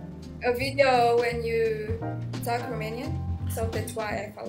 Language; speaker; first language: English; non-native, learner; Polish